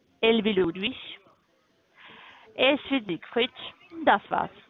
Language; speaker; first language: German; non-native, learner; Turkish